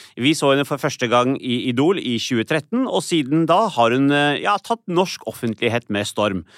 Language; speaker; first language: Norwegian; early bilingual, other home language; Punjabi